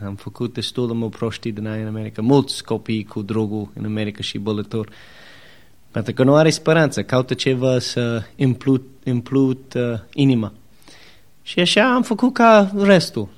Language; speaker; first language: Romanian; non-native, learner; English